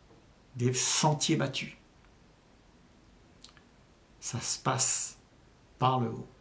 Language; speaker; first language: French; native; French